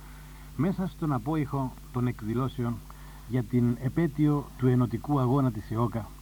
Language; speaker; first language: Greek; native; Greek